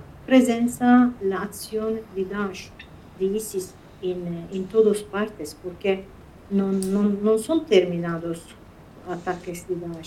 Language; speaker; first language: Spanish; non-native, fluent; Kurdish